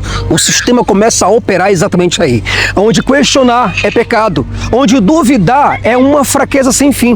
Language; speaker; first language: Portuguese; native; Portuguese